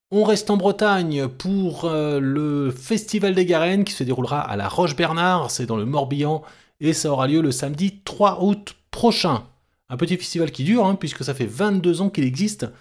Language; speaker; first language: French; native; French